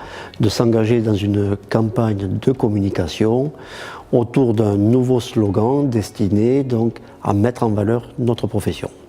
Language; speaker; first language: French; native; French